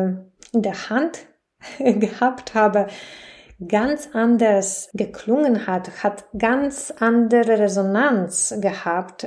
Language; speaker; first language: German; non-native, fluent; Polish